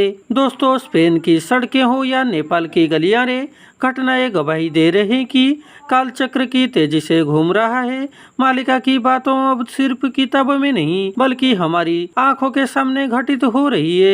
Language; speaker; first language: Hindi; non-native, local second language; Odia